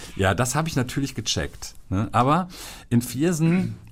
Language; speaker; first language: German; native; German